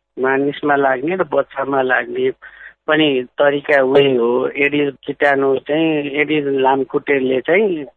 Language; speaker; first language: Nepali; non-native, local second language; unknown